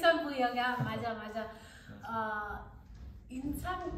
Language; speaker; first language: Korean; non-native, learner; English